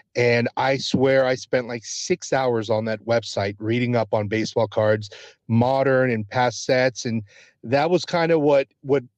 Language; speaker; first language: English; early bilingual, other home language; Spanish